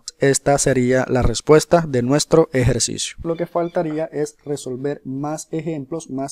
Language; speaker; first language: Spanish; native; Spanish